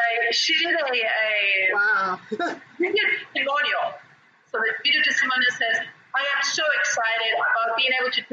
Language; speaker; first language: English; non-native, fluent; Spanish